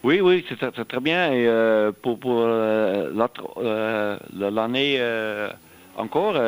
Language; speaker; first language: French; non-native, learner; Dutch